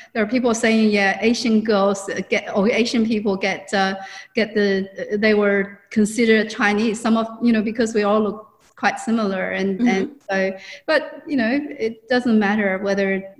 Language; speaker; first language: English; non-native, fluent; Chinese